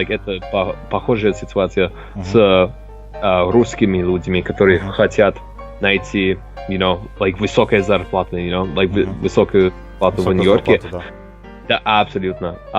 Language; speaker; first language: Russian; non-native, learner; English